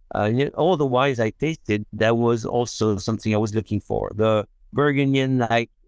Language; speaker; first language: English; non-native, fluent; French